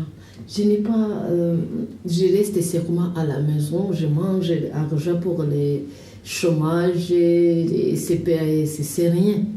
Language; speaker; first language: French; non-native, learner; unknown